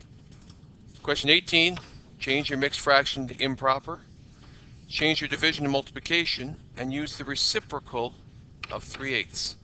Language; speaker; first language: English; native; English